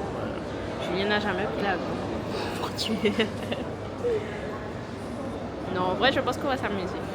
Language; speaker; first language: French; native; French